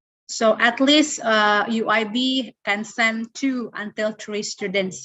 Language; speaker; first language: English; non-native, fluent; Indonesian